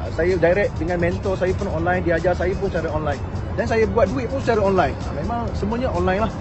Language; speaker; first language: Malay; native; Malay